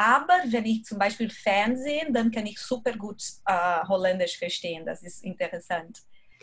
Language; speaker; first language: German; non-native, learner; Portuguese